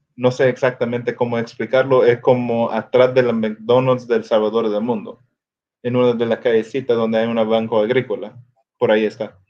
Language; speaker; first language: Spanish; early bilingual, other home language; English